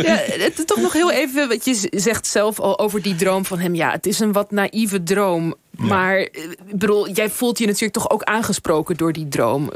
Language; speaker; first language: Dutch; native; Dutch